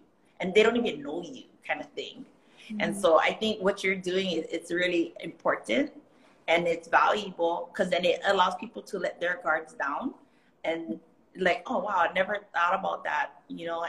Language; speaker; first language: English; early bilingual, other home language; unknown